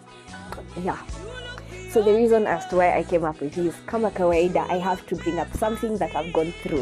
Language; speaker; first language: English; non-native, local second language; Swahili